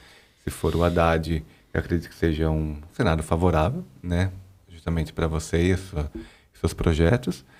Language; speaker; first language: Portuguese; native; Portuguese